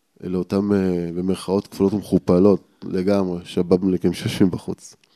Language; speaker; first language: Hebrew; native; Hebrew